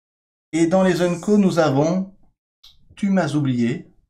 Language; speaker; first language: French; native; French